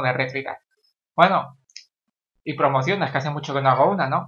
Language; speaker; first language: Spanish; native; Spanish